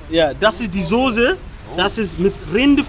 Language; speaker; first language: German; non-native, learner; Amharic